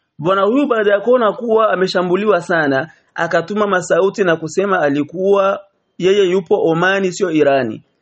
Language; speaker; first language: Swahili; native; Swahili